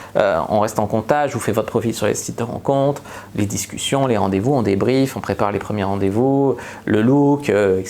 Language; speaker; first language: French; native; French